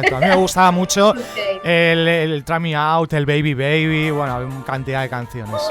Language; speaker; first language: Spanish; native; Spanish